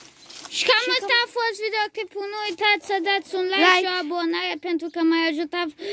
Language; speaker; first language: Romanian; native; Romanian